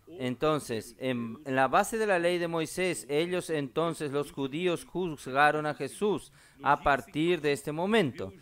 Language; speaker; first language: Spanish; non-native, fluent; Portuguese